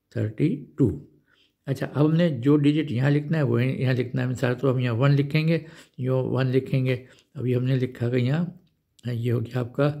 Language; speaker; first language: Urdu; non-native, local second language; Punjabi